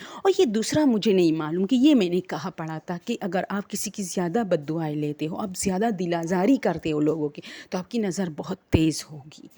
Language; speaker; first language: Urdu; non-native, local second language; Pashto